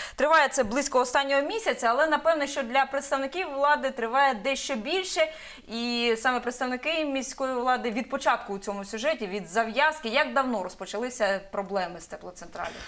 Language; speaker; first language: Ukrainian; native; Ukrainian